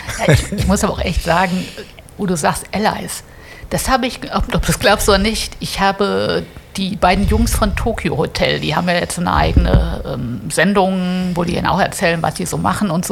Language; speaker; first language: German; native; German